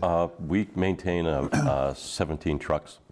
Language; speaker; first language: English; native; English